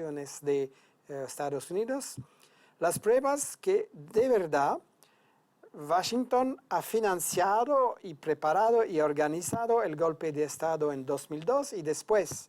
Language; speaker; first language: Spanish; non-native, fluent; French